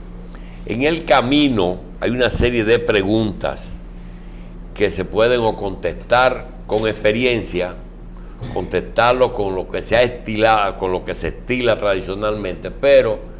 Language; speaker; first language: Spanish; native; Spanish